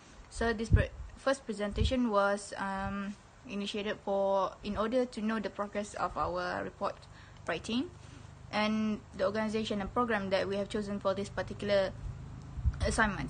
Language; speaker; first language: English; non-native, local second language; Malay